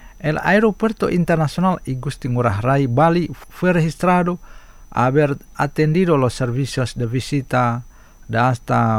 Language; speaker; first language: Spanish; non-native, fluent; Indonesian